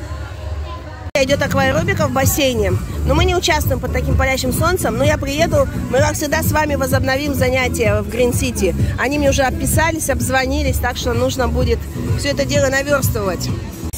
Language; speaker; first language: Russian; native; Russian